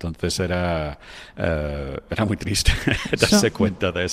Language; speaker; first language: Spanish; non-native, fluent; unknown